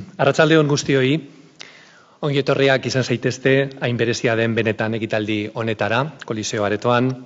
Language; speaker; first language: Basque; native; Basque